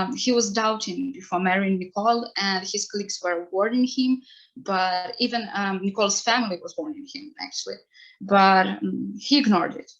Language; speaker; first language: English; non-native, fluent; Ukrainian